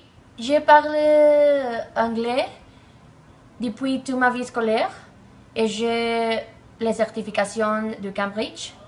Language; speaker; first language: French; non-native, learner; Spanish